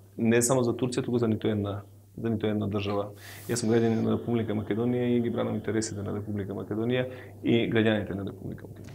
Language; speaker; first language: Macedonian; non-native, local second language; Albanian